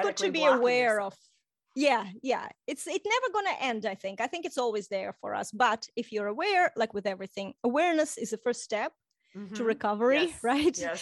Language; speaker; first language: English; non-native, fluent; Russian